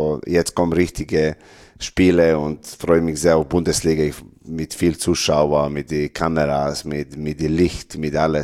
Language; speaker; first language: German; non-native, learner; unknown